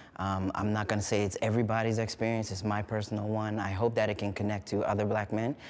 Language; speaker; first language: English; native; English